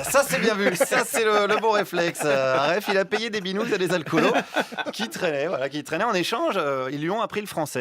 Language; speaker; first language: French; native; French